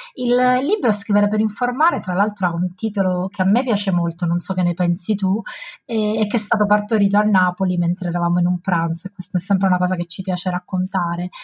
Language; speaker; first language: Italian; native; Italian